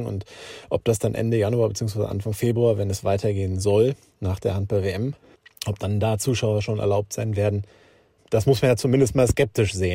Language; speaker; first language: German; native; German